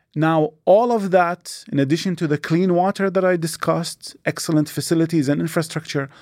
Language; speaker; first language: English; non-native, fluent; Arabic